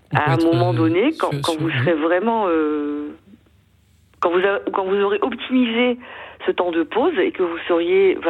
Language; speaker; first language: French; native; French